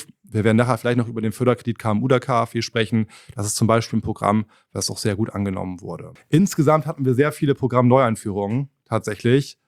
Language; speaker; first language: German; native; German